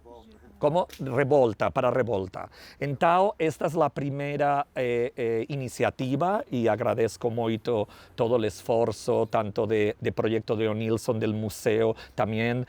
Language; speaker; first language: Portuguese; non-native, learner; Spanish